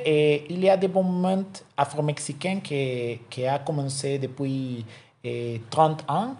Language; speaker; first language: French; non-native, learner; Spanish